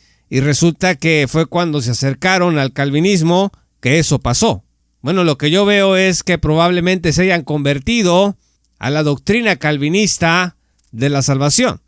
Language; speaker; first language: Spanish; native; Spanish